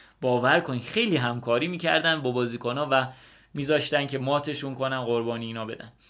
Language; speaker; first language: Persian; native; Persian